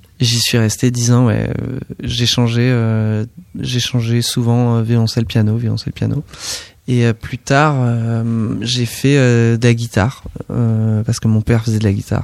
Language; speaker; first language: French; native; French